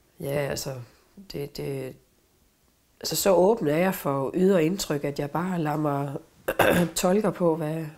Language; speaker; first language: Danish; native; Danish